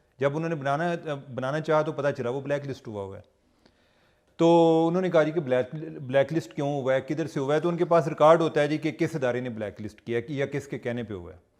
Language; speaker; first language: Urdu; non-native, local second language; Punjabi